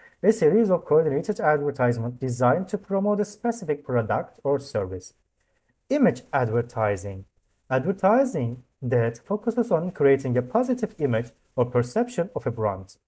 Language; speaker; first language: English; non-native, fluent; Turkish